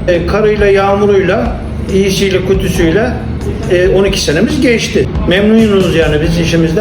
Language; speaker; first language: Turkish; native; Turkish